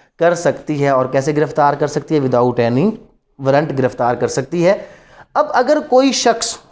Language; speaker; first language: Urdu; non-native, local second language; Punjabi